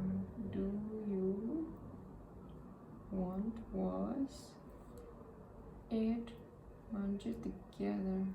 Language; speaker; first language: English; non-native, learner; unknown